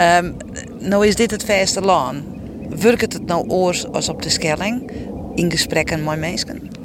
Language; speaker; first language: Dutch; non-native, local second language; Western Frisian